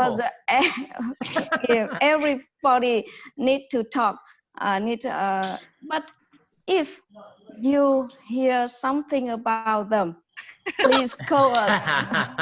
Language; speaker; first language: English; non-native, learner; Vietnamese